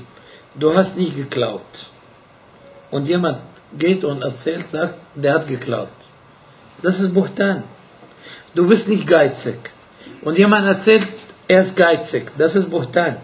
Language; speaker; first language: German; non-native, fluent; Arabic